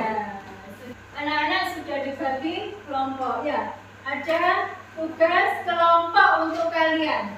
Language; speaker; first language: Indonesian; native; Indonesian